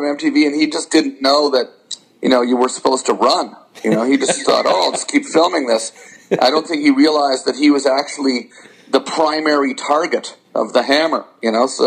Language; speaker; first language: English; native; English